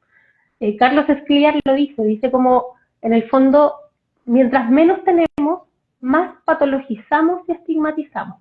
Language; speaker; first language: Spanish; native; Spanish